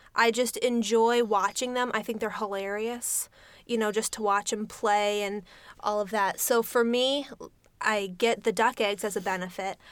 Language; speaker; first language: English; native; English